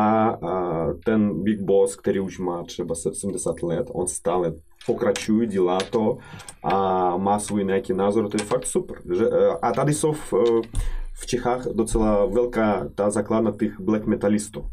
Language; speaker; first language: Czech; non-native, fluent; Russian